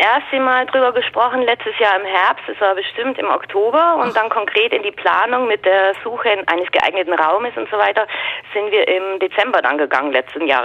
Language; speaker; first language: German; native; German